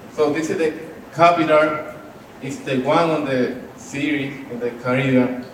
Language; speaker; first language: English; non-native, learner; Spanish